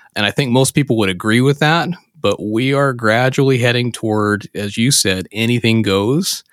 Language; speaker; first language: English; native; English